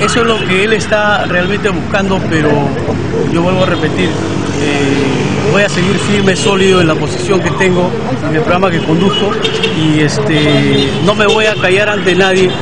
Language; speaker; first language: Spanish; native; Spanish